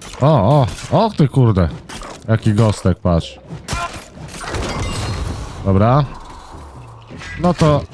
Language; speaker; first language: Polish; native; Polish